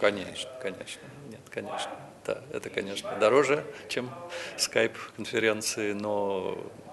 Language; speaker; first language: Russian; native; Russian